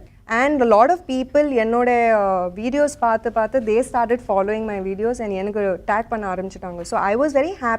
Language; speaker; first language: Tamil; non-native, local second language; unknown